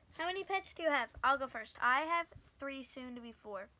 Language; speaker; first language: English; native; English